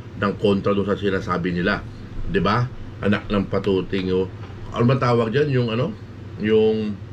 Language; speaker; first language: Filipino; native; Filipino